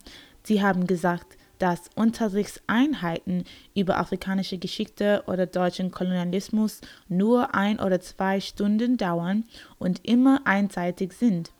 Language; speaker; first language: German; non-native, learner; English